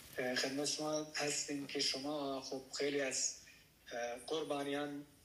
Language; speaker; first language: Persian; non-native, local second language; Baluchi